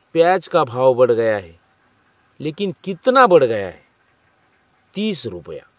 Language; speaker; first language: Hindi; non-native, local second language; Marathi